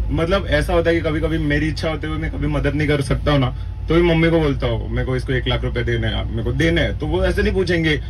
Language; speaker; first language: Hindi; non-native, local second language; Marathi